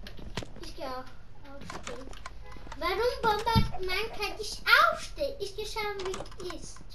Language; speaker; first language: German; non-native, learner; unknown